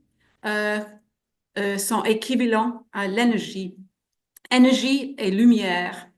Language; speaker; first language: French; non-native, fluent; English